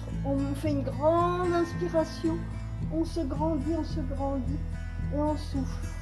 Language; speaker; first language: French; native; French